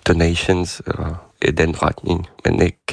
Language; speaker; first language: Danish; non-native, fluent; Ukrainian